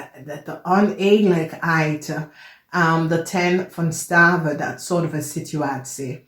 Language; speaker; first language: Dutch; non-native, fluent; English